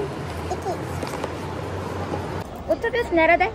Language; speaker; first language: Turkish; non-native, learner; Korean